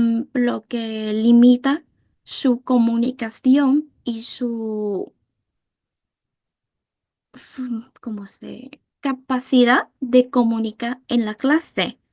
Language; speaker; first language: Spanish; non-native, fluent; Vietnamese